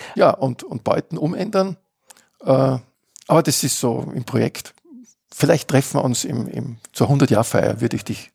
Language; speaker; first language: German; native; German